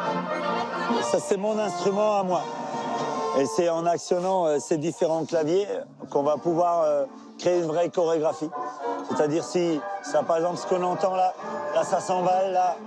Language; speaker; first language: French; native; French